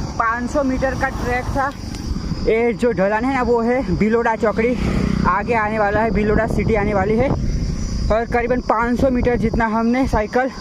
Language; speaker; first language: Hindi; non-native, local second language; Gujarati